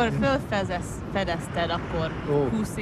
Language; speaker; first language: Hungarian; early bilingual, heritage; English